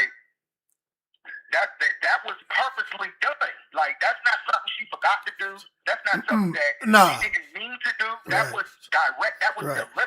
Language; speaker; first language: English; native; English